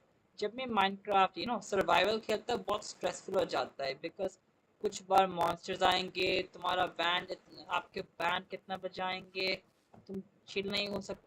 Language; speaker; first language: Hindi; non-native, local second language; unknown